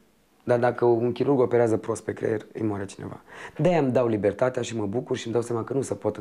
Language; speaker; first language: Romanian; native; Romanian